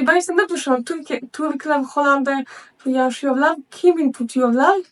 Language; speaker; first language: Turkish; non-native, learner; Polish